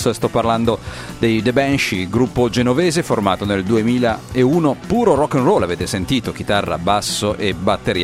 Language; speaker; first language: Italian; native; Italian